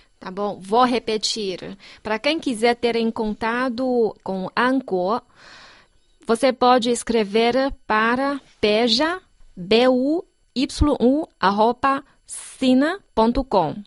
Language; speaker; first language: Portuguese; non-native, fluent; Chinese